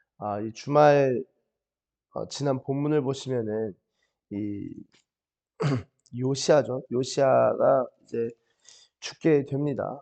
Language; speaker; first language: Korean; native; Korean